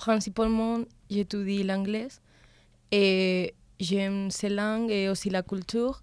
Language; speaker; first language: French; non-native, learner; Spanish